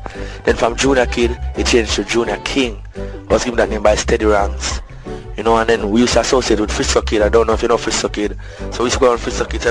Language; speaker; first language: English; non-native, local second language; Jamaican Creole English